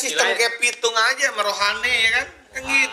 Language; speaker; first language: Indonesian; native; Indonesian